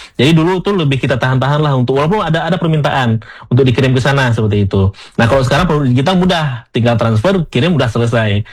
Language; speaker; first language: Indonesian; non-native, local second language; Achinese